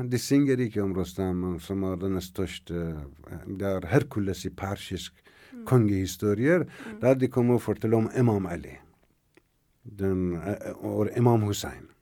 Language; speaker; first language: Norwegian; non-native, fluent; Persian